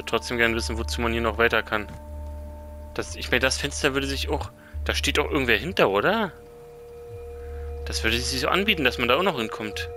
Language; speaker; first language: German; native; German